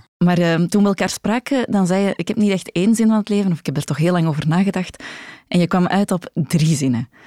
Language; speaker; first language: Dutch; native; Dutch